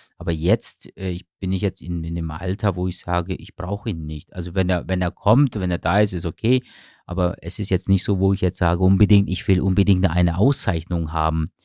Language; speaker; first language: German; early bilingual, other home language; Turkish